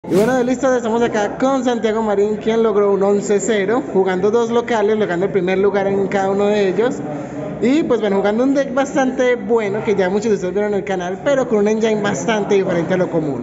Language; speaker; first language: Spanish; native; Spanish